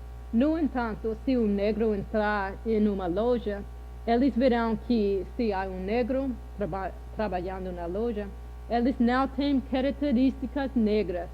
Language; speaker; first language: Portuguese; non-native, fluent; English